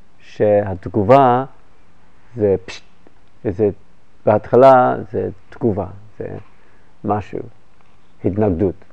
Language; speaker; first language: Hebrew; non-native, fluent; English